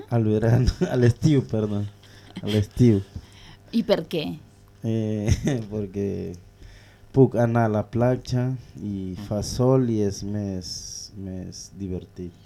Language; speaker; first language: Catalan; non-native, learner; Spanish